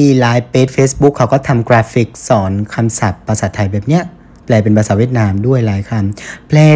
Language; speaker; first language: Thai; non-native, fluent; Vietnamese